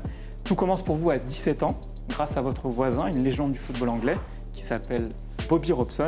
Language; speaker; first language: French; native; French